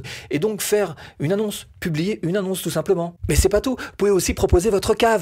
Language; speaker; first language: French; native; French